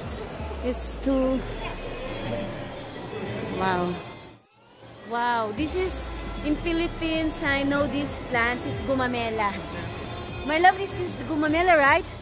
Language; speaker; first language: English; non-native, local second language; Filipino